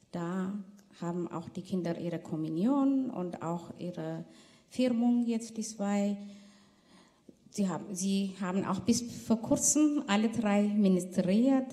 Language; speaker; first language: German; non-native, fluent; Tigrinya